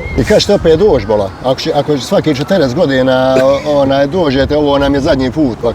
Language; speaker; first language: Bosnian; native; Bosnian